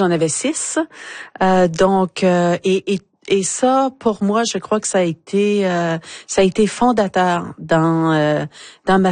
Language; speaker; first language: French; native; French